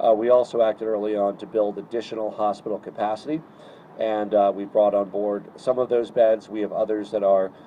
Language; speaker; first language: English; native; English